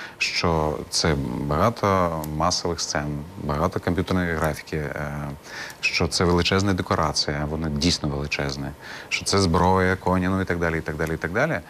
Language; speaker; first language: Ukrainian; non-native, local second language; Crimean Tatar